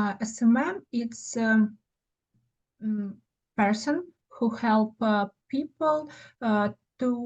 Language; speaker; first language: English; non-native, learner; Ukrainian